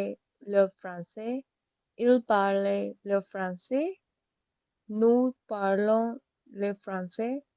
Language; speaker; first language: French; non-native, learner; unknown